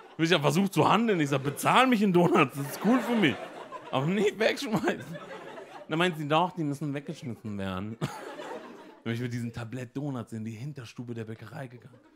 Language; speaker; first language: German; native; German